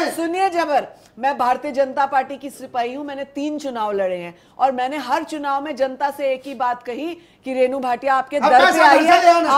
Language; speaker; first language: Hindi; native; Hindi